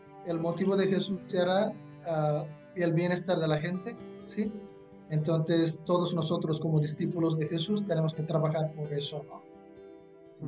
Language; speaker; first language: Spanish; non-native, fluent; Tamil